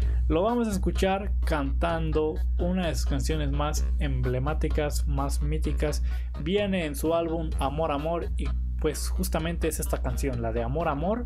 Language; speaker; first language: Spanish; native; Spanish